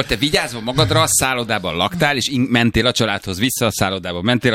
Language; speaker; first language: Hungarian; native; Hungarian